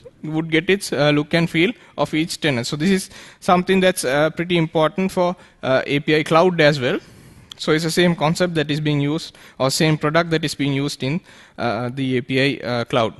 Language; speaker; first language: English; non-native, local second language; Sinhala